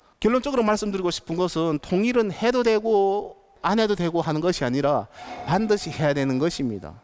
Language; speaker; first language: Korean; native; Korean